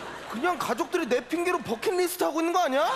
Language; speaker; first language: Korean; native; Korean